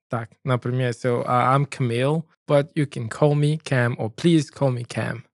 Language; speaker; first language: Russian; non-native, learner; English